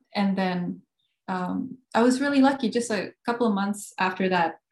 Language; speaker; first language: English; non-native, fluent; Swedish